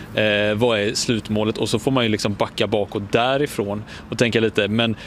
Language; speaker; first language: Swedish; native; Swedish